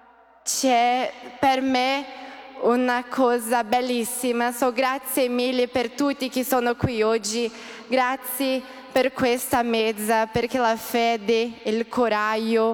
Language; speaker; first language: Italian; early bilingual, heritage; Portuguese